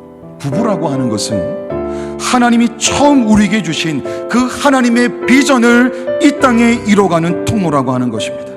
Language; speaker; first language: Korean; native; Korean